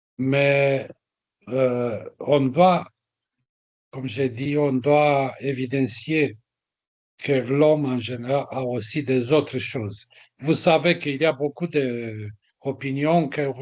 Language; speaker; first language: French; non-native, fluent; Romanian